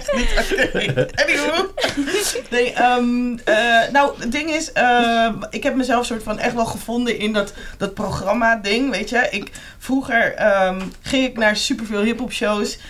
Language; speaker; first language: Dutch; early bilingual, other home language; Arabic